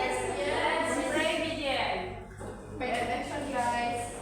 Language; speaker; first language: English; non-native, learner; Indonesian